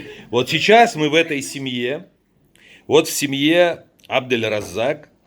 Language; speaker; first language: Russian; native; Russian